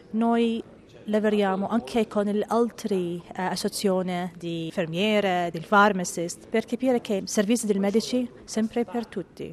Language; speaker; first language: Italian; non-native, learner; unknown